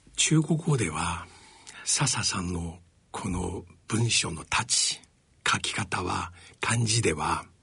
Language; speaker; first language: Japanese; non-native, fluent; Chinese